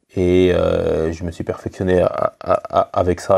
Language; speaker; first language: French; native; French